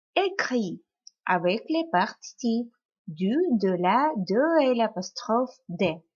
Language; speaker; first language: French; non-native, fluent; Ukrainian